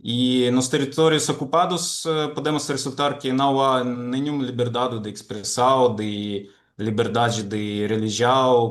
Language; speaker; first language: Portuguese; non-native, fluent; Ukrainian